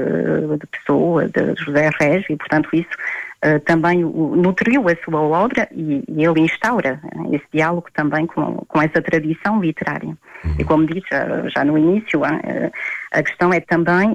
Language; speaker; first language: Portuguese; native; Portuguese